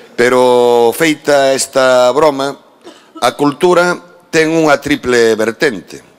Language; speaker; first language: Galician; native; Galician